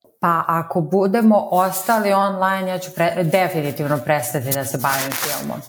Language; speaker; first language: Serbian; native; Serbian